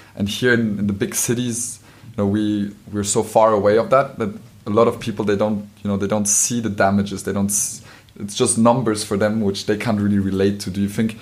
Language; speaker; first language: English; non-native, fluent; German